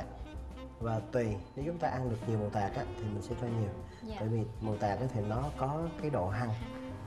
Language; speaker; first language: Vietnamese; native; Vietnamese